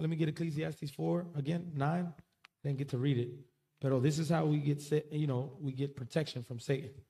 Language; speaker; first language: English; early bilingual, other home language; Spanish